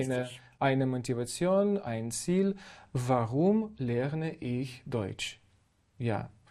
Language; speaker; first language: German; non-native, fluent; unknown